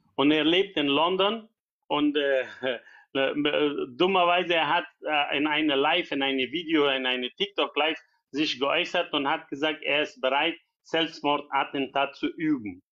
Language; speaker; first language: German; non-native, learner; Persian